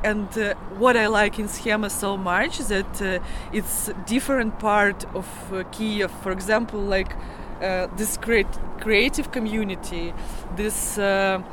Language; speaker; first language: English; non-native, learner; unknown